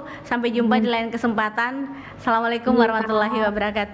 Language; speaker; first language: Indonesian; native; Indonesian